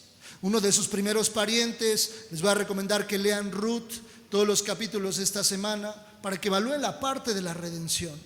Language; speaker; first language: Spanish; native; Spanish